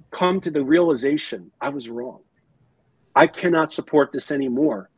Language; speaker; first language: English; native; English